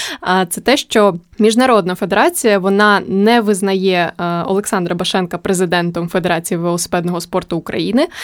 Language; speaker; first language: Ukrainian; native; Ukrainian